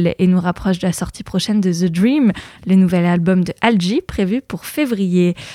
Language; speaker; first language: French; native; French